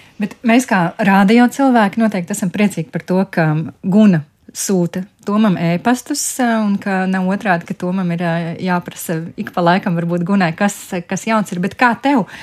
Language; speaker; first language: Latvian; native; Latvian